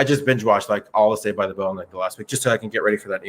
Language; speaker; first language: English; native; English